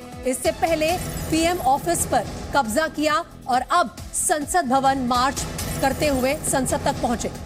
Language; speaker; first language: Hindi; native; Hindi